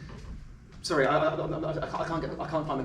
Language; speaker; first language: English; native; English